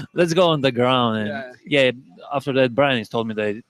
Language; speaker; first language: English; non-native, learner; Serbian